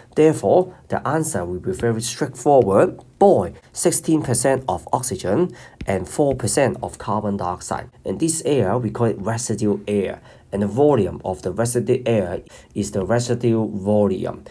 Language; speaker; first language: English; non-native, local second language; Cantonese